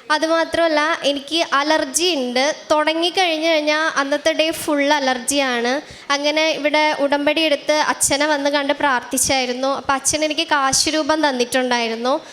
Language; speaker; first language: Malayalam; native; Malayalam